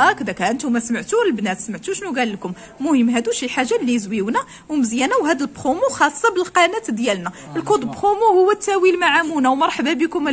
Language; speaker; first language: Arabic; native; Arabic